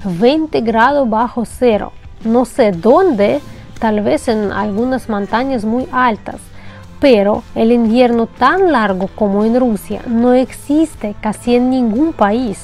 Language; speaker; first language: Spanish; non-native, fluent; Russian